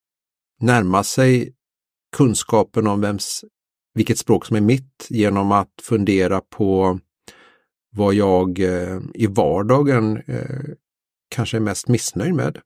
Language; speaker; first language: Swedish; native; Swedish